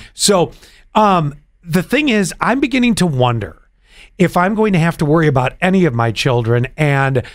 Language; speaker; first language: English; native; English